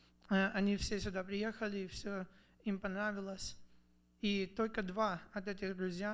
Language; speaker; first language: Russian; early bilingual, other home language; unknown